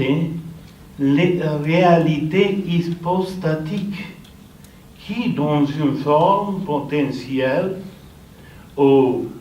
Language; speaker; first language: French; non-native, fluent; Romanian